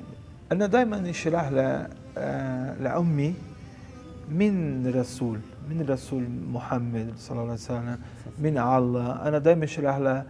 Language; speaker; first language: Arabic; non-native, learner; Portuguese